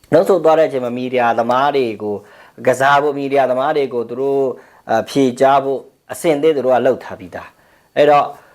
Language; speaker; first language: Burmese; non-native, local second language; Pa'o Karen